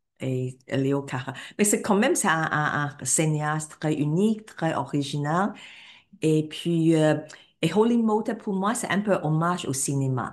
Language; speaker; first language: French; non-native, fluent; Cantonese